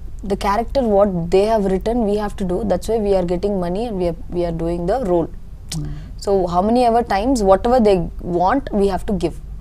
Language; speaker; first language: English; non-native, local second language; Telugu